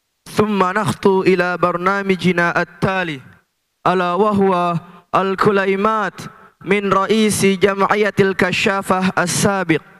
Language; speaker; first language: Arabic; non-native, learner; Indonesian